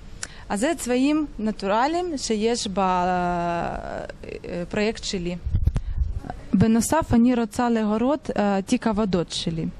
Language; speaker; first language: Hebrew; non-native, fluent; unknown